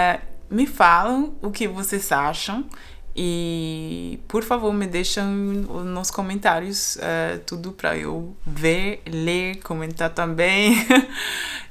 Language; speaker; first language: Portuguese; non-native, fluent; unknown